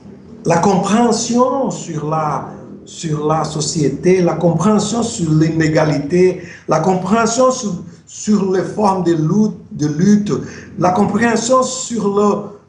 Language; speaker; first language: French; non-native, fluent; Portuguese